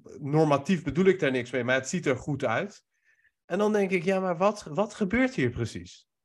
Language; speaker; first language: Dutch; early bilingual, other home language; Persian